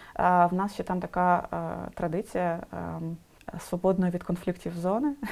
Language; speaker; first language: Ukrainian; non-native, local second language; Russian